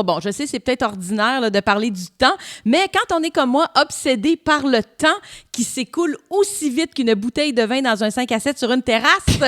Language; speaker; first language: French; native; French